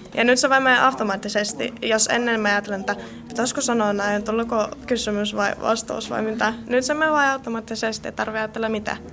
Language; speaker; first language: Finnish; non-native, learner; Russian